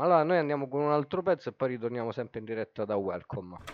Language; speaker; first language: Italian; native; Italian